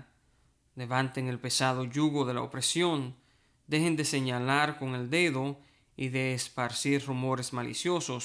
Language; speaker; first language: Spanish; native; Spanish